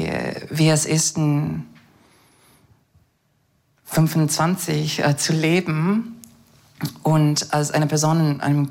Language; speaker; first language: German; non-native, fluent; English